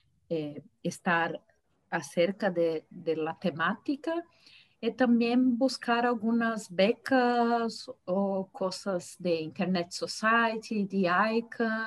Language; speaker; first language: Spanish; non-native, fluent; Portuguese